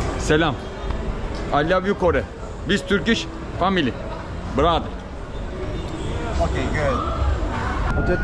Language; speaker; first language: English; non-native, learner; Turkish